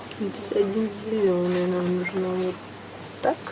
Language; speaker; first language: Russian; native; Russian